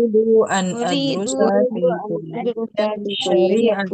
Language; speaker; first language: Arabic; non-native, learner; Indonesian